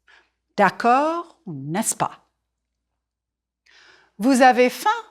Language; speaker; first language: French; non-native, fluent; English